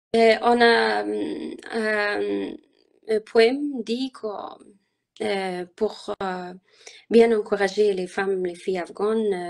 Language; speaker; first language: French; non-native, learner; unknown